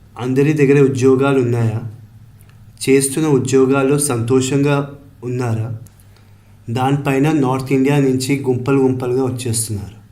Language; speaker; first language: Telugu; early bilingual, heritage; Telugu